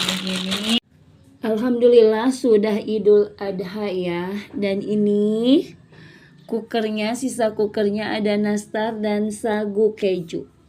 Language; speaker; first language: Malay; non-native, local second language; Sundanese